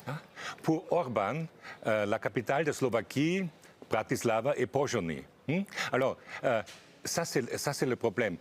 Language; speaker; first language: French; non-native, fluent; German